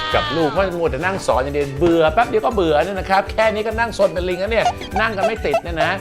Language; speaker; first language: Thai; early bilingual, heritage; Thai